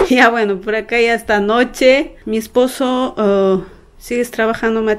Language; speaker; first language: Spanish; native; Spanish